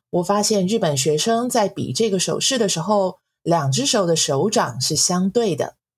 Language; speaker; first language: Chinese; native; Chinese